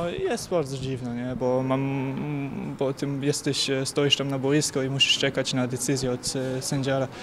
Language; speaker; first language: Polish; non-native, fluent; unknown